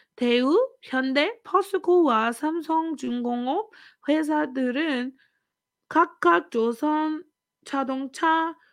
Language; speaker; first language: Korean; non-native, learner; English